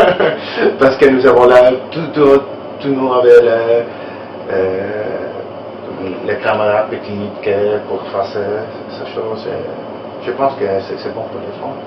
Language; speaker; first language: French; non-native, learner; Italian